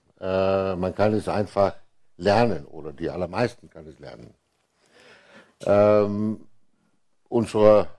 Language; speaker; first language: German; non-native, fluent; Danish